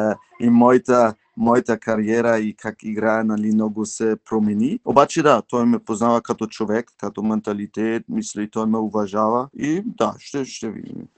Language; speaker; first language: Bulgarian; early bilingual, heritage; Bulgarian